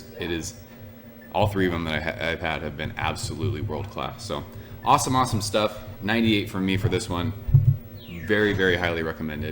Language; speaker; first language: English; native; English